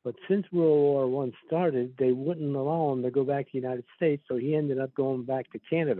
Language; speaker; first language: English; early bilingual, other home language; Slovak